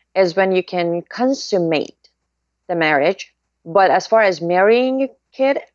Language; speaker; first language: English; non-native, fluent; Persian